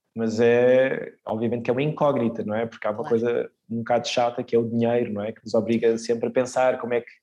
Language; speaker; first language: Portuguese; early bilingual, other home language; Swedish